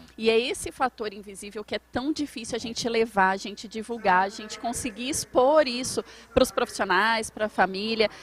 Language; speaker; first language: Portuguese; native; Portuguese